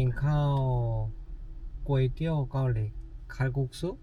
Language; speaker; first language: Thai; non-native, learner; Korean